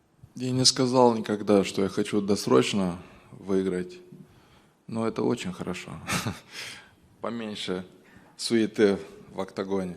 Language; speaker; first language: Russian; non-native, local second language; Romanian